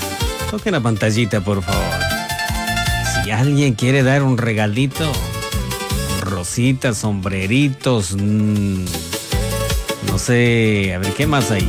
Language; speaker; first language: Spanish; non-native, local second language; Quechua